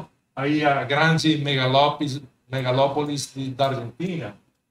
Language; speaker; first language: Portuguese; non-native, fluent; Spanish